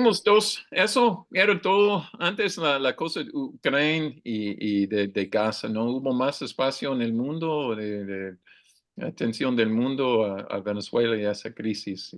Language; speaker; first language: Spanish; non-native, learner; English